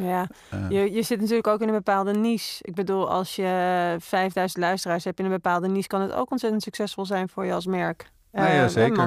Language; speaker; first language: Dutch; native; Dutch